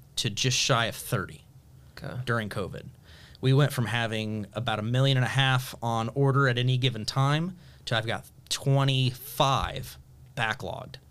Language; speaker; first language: English; native; English